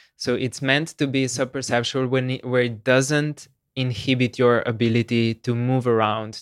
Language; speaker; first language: English; non-native, fluent; Slovenian